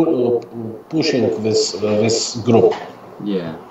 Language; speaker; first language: English; non-native, fluent; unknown